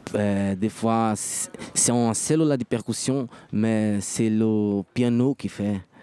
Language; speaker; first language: French; non-native, learner; Portuguese